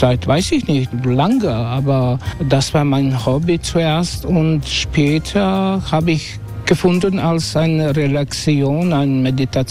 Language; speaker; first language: German; non-native, learner; Croatian